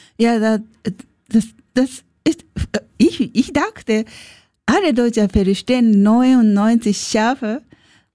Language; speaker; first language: German; non-native, learner; Japanese